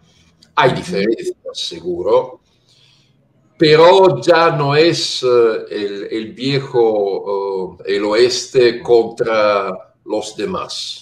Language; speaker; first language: Spanish; non-native, fluent; Italian